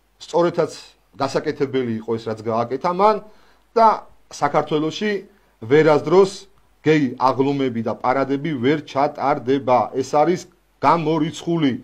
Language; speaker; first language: Georgian; native; Georgian